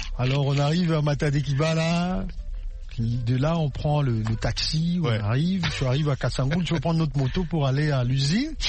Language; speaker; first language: French; non-native, local second language; Lingala